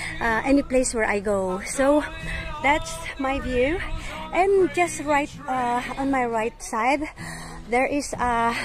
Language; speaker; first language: English; non-native, learner; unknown